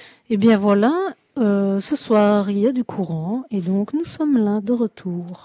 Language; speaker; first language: French; native; French